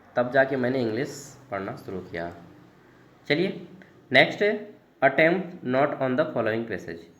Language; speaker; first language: Hindi; native; Hindi